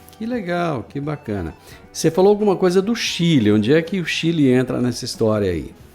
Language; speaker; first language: Portuguese; native; Portuguese